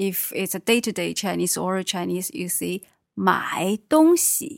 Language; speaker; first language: English; non-native, fluent; Chinese